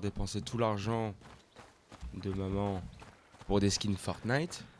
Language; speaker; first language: French; native; French